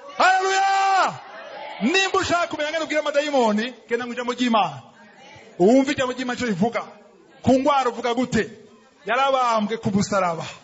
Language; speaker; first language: Rundi; native; Rundi